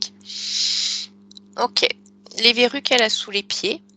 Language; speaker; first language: French; native; French